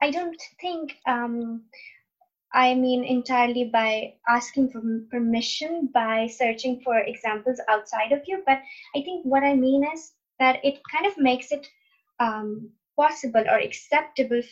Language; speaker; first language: English; non-native, local second language; Urdu